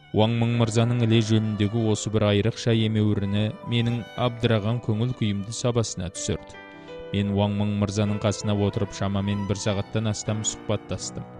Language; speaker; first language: Kazakh; native; Kazakh